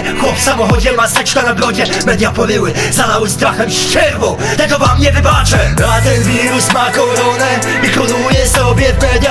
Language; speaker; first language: Polish; native; Polish